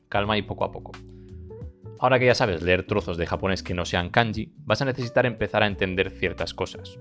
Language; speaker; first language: Spanish; early bilingual, other home language; Bulgarian